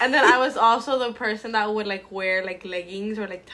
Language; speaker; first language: English; early bilingual, other home language; Spanish